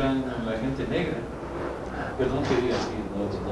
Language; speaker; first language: Spanish; native; Spanish